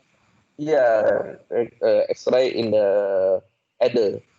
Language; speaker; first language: English; non-native, learner; Indonesian